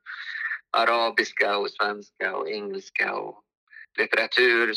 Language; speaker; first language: Swedish; non-native, fluent; Arabic